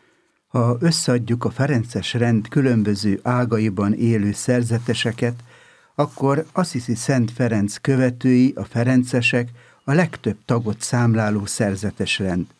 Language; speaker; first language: Hungarian; native; Hungarian